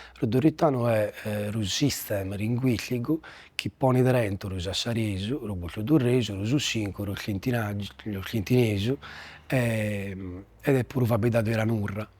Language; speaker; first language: Italian; native; Italian